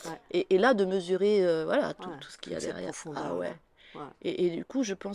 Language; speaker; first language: French; native; French